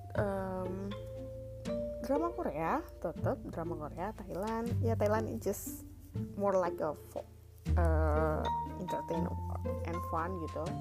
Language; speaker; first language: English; non-native, learner; Indonesian